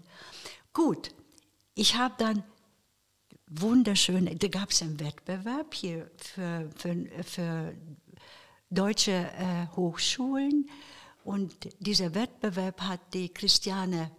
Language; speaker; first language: German; non-native, fluent; Hungarian